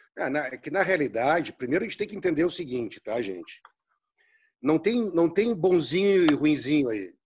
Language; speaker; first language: Portuguese; native; Portuguese